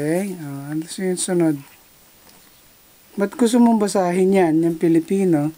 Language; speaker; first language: Filipino; native; Filipino